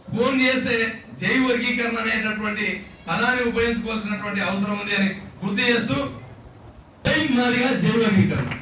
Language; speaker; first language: Telugu; native; Telugu